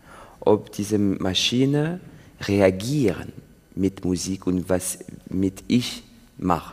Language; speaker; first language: German; non-native, learner; French